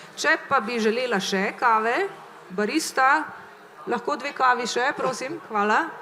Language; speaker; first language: Slovenian; native; Slovenian